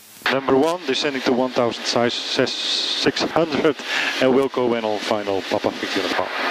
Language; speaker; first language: English; non-native, fluent; Dutch